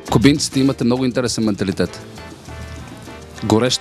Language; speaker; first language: Bulgarian; native; Bulgarian